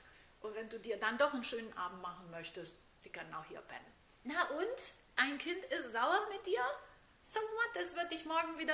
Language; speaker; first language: German; native; German